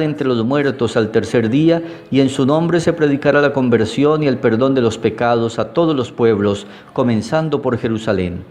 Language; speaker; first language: Spanish; native; Spanish